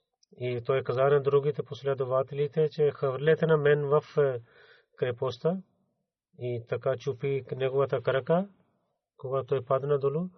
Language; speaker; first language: Bulgarian; non-native, learner; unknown